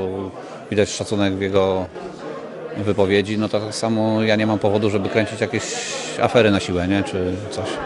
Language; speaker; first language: Polish; native; Polish